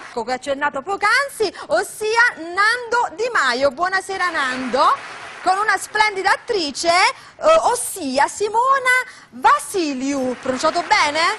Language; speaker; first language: Italian; native; Italian